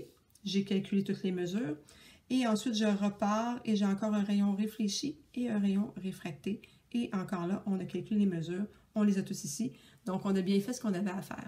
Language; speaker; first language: French; native; French